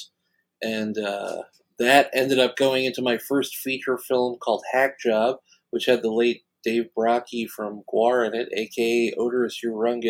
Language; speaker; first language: English; native; English